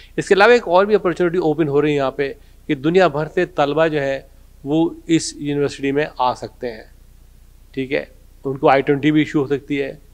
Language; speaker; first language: Urdu; native; Urdu